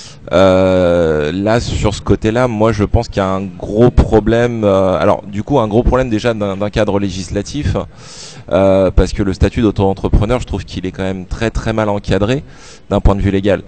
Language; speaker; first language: French; native; French